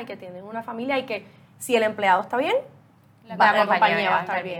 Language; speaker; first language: Spanish; native; Spanish